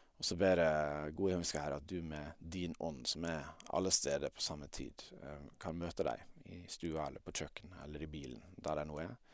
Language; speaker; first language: Norwegian; native; Norwegian